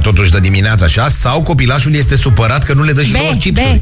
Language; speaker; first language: Romanian; native; Romanian